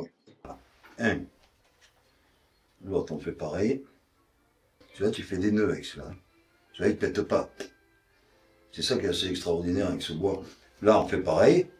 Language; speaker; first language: French; native; French